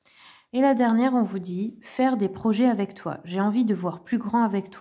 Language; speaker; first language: French; native; French